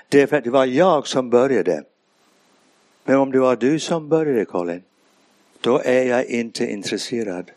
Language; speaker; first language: Swedish; non-native, fluent; English